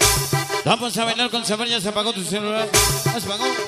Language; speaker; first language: Spanish; native; Spanish